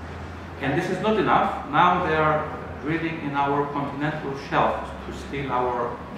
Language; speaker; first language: English; non-native, fluent; Greek